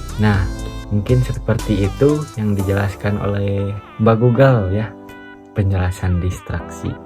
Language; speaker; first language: Indonesian; non-native, local second language; Sundanese